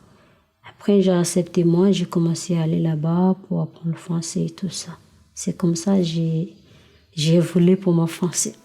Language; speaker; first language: French; non-native, learner; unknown